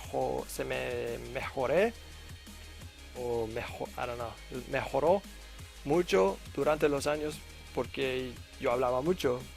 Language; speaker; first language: Spanish; non-native, learner; English